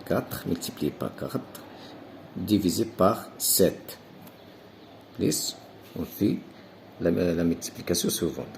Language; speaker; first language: French; non-native, local second language; Arabic